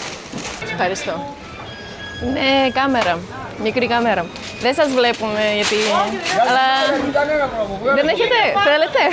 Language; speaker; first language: Greek; early bilingual, heritage; French